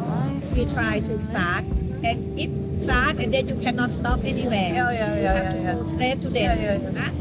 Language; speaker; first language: English; non-native, learner; Thai